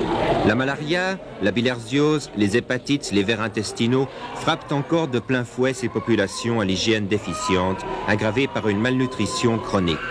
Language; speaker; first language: French; native; French